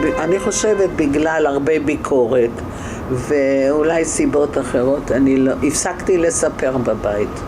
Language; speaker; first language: Hebrew; early bilingual, other home language; German